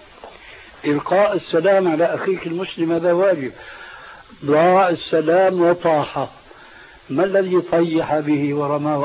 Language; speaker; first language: Arabic; early bilingual, other home language; Albanian